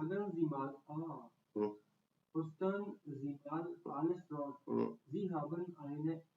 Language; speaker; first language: German; non-native, learner; Hindi